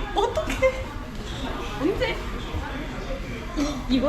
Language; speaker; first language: Korean; non-native, learner; Greek